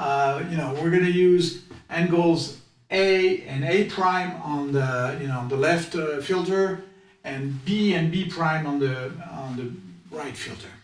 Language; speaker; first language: English; non-native, fluent; French